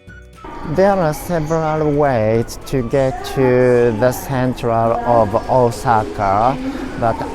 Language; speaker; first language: English; non-native, learner; Japanese